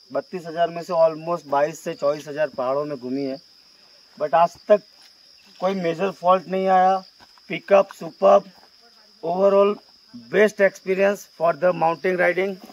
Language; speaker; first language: Hindi; non-native, local second language; Gujarati